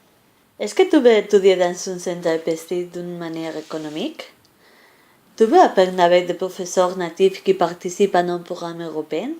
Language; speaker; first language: French; non-native, learner; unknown